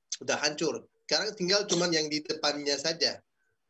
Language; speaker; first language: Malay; non-native, fluent; Uzbek